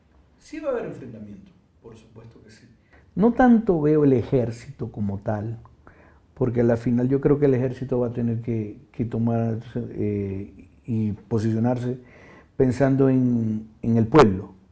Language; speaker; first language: Spanish; native; Spanish